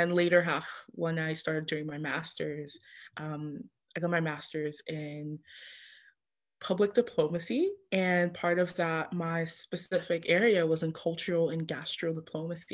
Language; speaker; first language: English; early bilingual, other home language; French